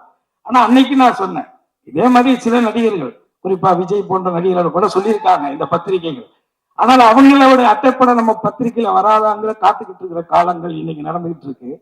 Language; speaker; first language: Tamil; native; Tamil